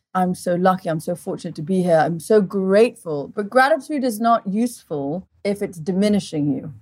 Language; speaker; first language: English; early bilingual, other home language; Portuguese